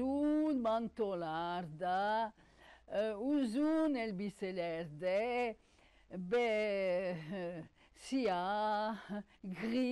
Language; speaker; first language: Turkish; non-native, learner; French